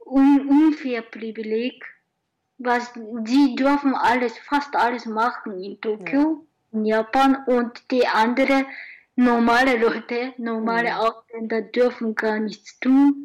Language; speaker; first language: German; non-native, learner; Japanese